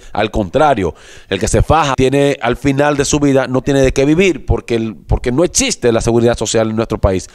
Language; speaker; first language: Spanish; native; Spanish